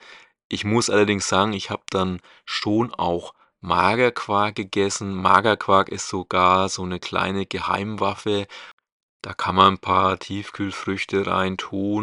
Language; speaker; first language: German; native; German